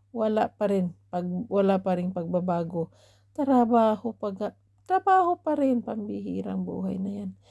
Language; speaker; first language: Filipino; native; Filipino